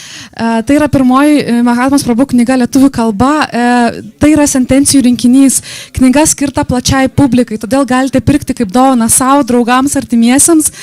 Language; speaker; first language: Lithuanian; native; Lithuanian